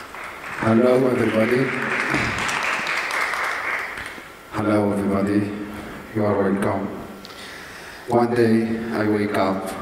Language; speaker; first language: English; non-native, learner; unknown